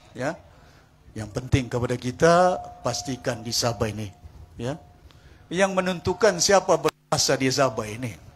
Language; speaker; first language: Malay; non-native, local second language; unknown